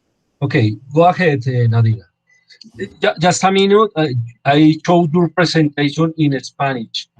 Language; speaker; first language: English; non-native, learner; Spanish